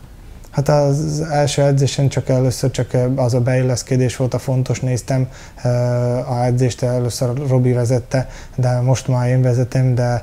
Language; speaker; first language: Hungarian; early bilingual, heritage; Hungarian